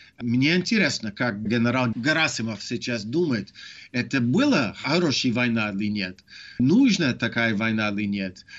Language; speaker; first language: Russian; non-native, fluent; English